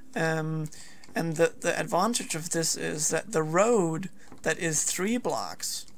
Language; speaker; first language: English; non-native, fluent; Danish